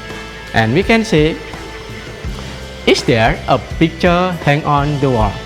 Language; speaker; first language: English; non-native, fluent; Indonesian